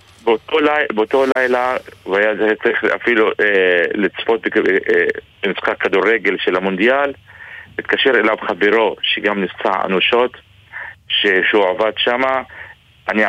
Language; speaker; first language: Hebrew; non-native, local second language; Arabic